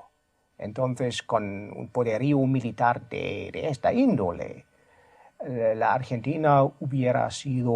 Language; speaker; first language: Spanish; non-native, fluent; German